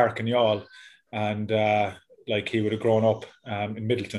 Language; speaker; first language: English; native; English